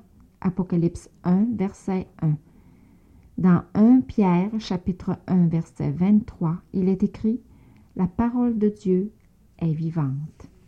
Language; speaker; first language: French; native; French